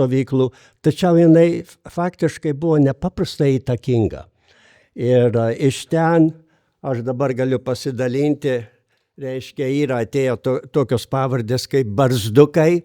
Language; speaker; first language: Lithuanian; native; Lithuanian